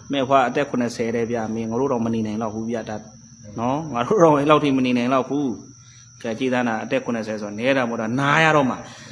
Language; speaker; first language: Burmese; native; Burmese